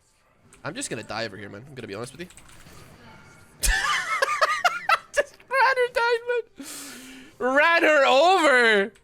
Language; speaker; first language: English; native; English